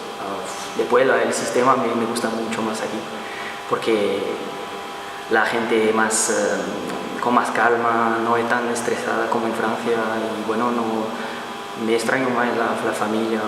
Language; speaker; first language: Spanish; non-native, learner; Portuguese